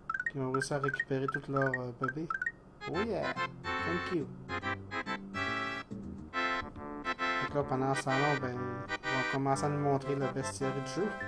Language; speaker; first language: French; native; French